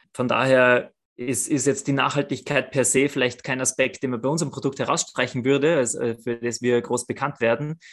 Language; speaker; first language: German; native; German